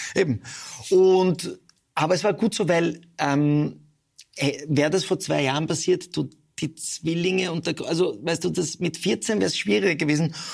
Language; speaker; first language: German; non-native, local second language; Italian